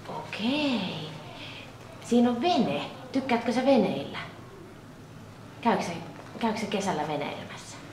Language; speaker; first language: Finnish; native; Finnish